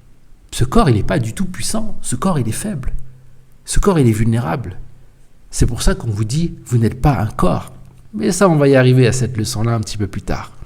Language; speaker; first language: French; native; French